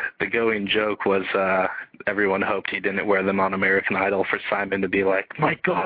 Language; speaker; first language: English; native; English